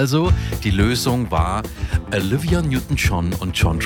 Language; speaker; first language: German; native; German